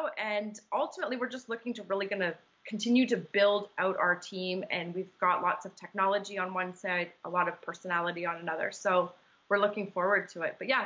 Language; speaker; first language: English; native; English